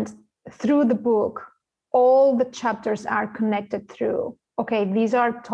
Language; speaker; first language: English; non-native, fluent; Spanish